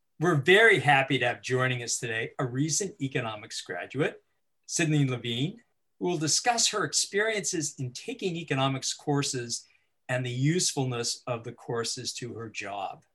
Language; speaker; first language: English; native; English